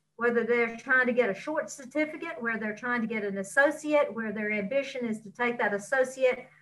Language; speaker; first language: English; native; English